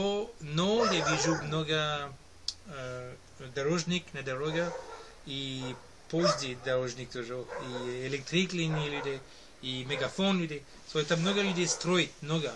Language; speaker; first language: Russian; non-native, learner; English